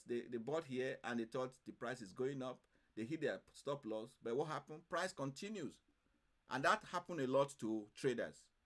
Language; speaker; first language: English; non-native, fluent; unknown